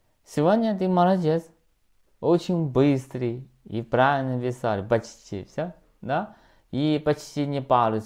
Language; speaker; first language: Russian; non-native, learner; Chinese